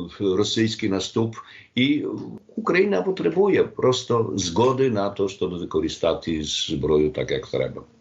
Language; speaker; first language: Polish; non-native, learner; Ukrainian